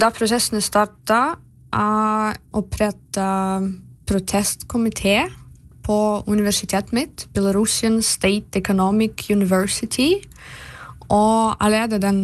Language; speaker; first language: Norwegian; non-native, fluent; Russian